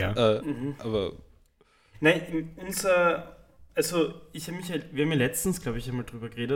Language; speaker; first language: German; native; German